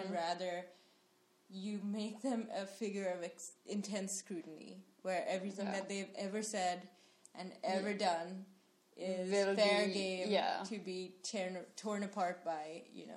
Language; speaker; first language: English; non-native, local second language; Sinhala